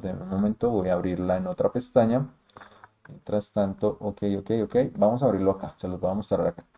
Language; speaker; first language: Spanish; native; Spanish